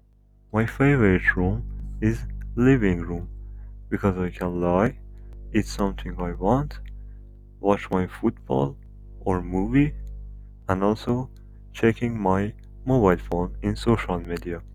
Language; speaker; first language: English; non-native, learner; Persian